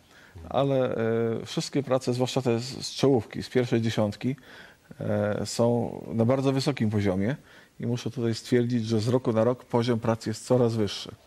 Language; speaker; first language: Polish; native; Polish